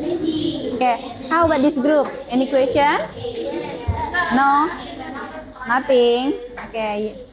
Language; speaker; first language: English; non-native, learner; Indonesian